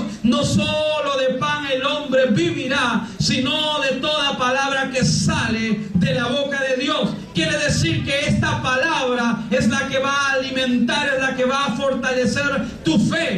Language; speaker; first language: Spanish; native; Spanish